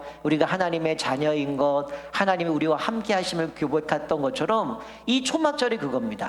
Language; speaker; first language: Korean; native; Korean